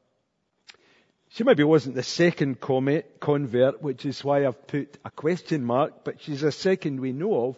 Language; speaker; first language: English; native; English